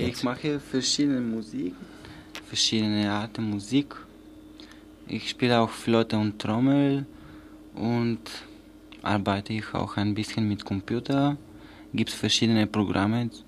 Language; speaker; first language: German; non-native, learner; Bulgarian